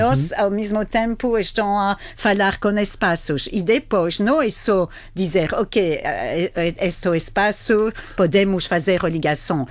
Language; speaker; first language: Portuguese; non-native, fluent; French